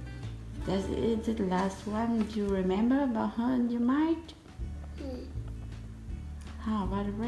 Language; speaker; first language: English; non-native, fluent; Vietnamese